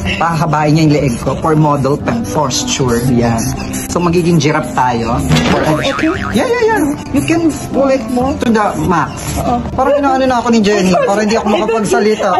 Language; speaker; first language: Filipino; native; Filipino